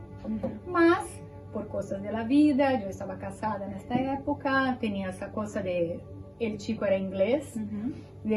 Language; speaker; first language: Spanish; non-native, fluent; Portuguese